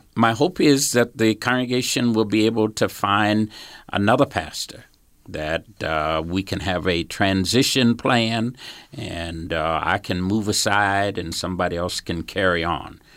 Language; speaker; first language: English; native; English